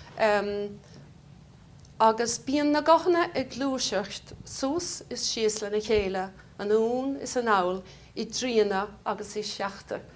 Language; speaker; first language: Irish; native; Irish